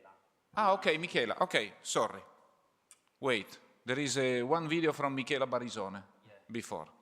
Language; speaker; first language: English; non-native, fluent; Italian